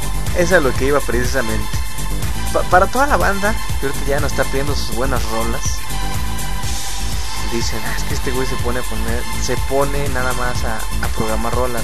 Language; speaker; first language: Spanish; native; Spanish